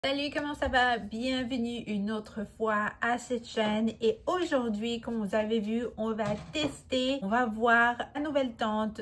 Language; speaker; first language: French; non-native, fluent; Spanish